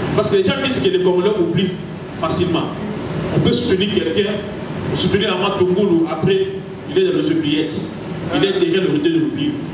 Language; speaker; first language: French; non-native, local second language; Lingala